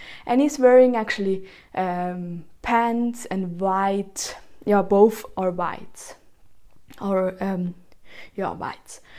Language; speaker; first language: English; non-native, fluent; German